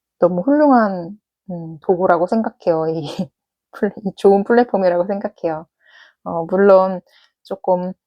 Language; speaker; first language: Korean; native; Korean